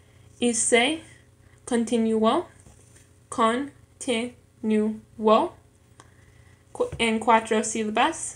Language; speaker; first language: Spanish; non-native, learner; English